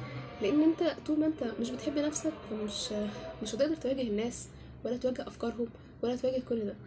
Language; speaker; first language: Arabic; native; Arabic